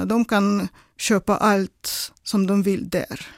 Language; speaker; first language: Swedish; non-native, fluent; Russian